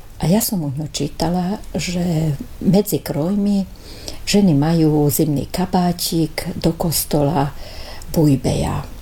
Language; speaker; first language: Slovak; early bilingual, heritage; Slovak